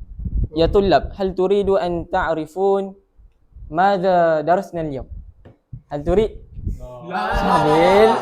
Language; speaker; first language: Arabic; non-native, learner; Malay